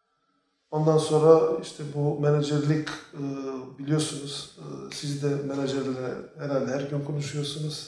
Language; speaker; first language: Turkish; non-native, fluent; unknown